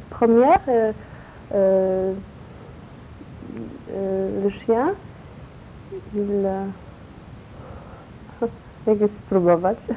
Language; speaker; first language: French; non-native, learner; Polish